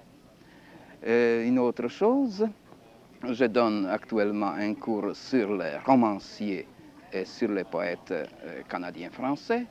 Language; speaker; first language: French; non-native, fluent; Polish